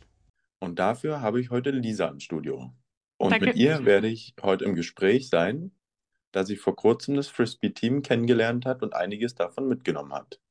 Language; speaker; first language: German; native; German